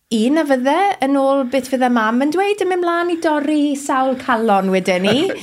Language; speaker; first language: Welsh; native; Welsh